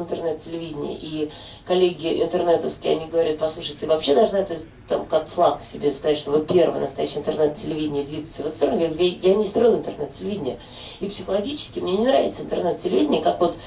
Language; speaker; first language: Russian; native; Russian